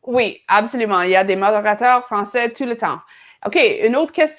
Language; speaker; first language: French; non-native, learner; English